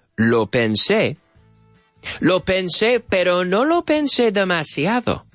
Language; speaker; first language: Spanish; non-native, fluent; English